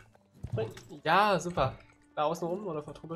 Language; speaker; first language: German; native; German